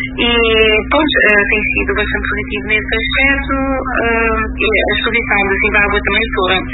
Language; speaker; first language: Portuguese; early bilingual, heritage; Portuguese